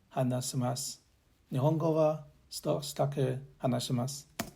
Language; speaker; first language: Japanese; non-native, learner; English